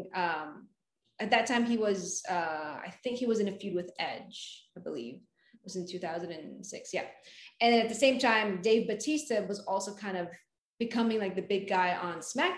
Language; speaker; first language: English; non-native, local second language; Filipino